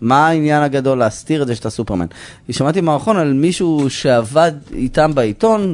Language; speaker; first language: Hebrew; native; Hebrew